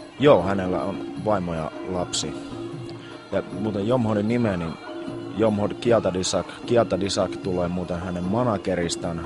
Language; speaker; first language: Finnish; native; Finnish